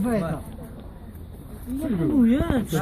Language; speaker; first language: Russian; non-native, learner; Tajik